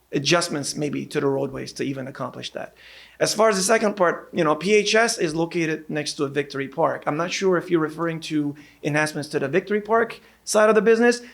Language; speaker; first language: English; native; English